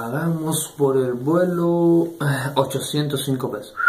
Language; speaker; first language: Spanish; native; Spanish